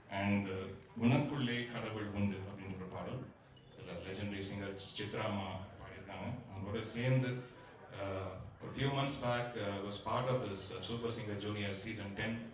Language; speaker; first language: Tamil; native; Tamil